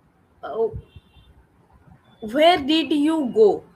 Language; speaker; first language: English; non-native, learner; Odia